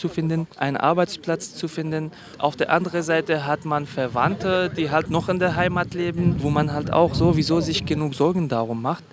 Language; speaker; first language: German; non-native, fluent; Kurdish